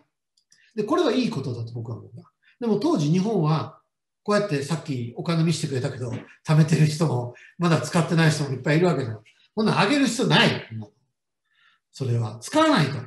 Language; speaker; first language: Japanese; native; Japanese